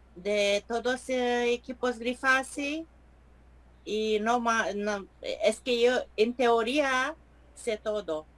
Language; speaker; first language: Spanish; non-native, learner; Romanian